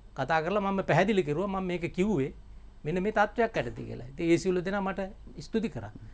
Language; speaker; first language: Sinhala; native; Sinhala